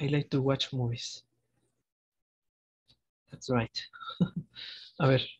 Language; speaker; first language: English; non-native, fluent; Spanish